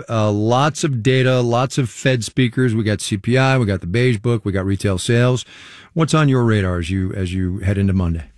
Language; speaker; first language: English; native; English